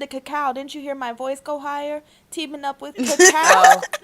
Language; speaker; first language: English; native; English